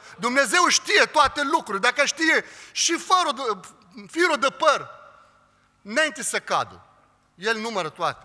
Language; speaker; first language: Romanian; non-native, fluent; Arabic